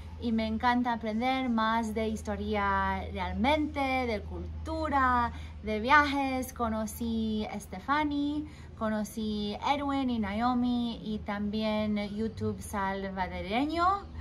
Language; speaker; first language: Spanish; non-native, learner; English